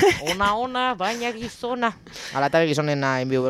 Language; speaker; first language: Basque; native; Basque